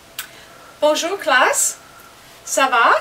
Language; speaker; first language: French; non-native, fluent; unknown